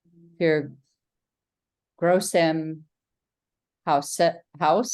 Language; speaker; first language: German; non-native, learner; English